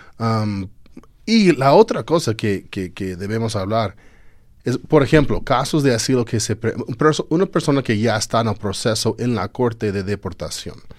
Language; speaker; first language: Spanish; non-native, fluent; English